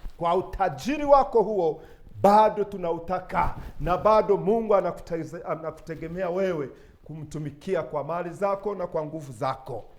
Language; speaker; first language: Swahili; non-native, local second language; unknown